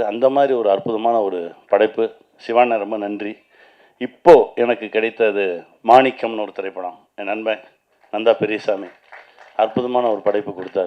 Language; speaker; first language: Tamil; native; Tamil